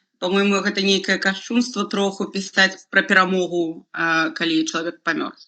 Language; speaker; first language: Belarusian; non-native, local second language; Russian